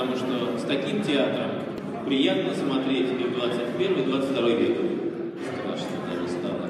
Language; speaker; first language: Russian; native; Russian